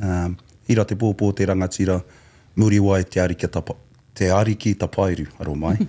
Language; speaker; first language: Māori; non-native, local second language; English